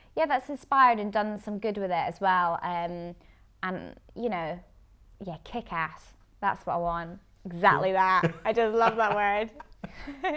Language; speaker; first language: English; native; English